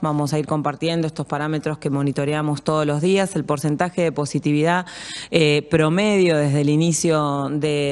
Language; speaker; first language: Spanish; native; Spanish